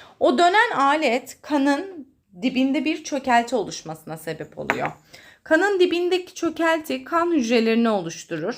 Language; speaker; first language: Turkish; native; Turkish